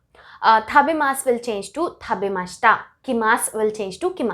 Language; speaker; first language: Japanese; non-native, fluent; Hindi